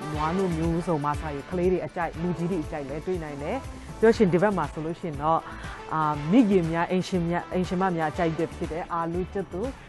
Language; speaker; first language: Burmese; non-native, local second language; Tedim Chin